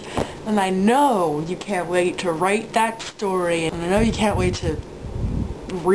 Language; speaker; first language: English; native; English